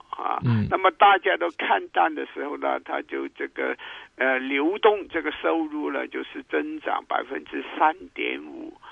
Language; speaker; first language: Chinese; non-native, local second language; Cantonese